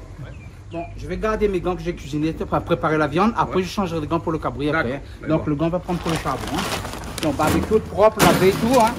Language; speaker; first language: French; non-native, local second language; Réunion Creole French